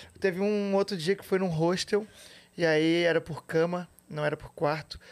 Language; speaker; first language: Portuguese; native; Portuguese